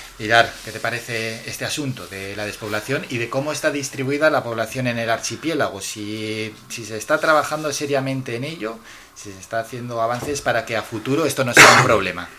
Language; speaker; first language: Spanish; native; Spanish